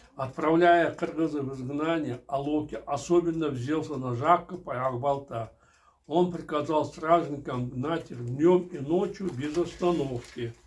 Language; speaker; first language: Russian; non-native, local second language; Kyrgyz